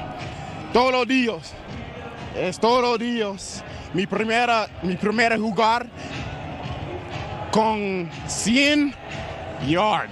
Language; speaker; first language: Spanish; non-native, learner; English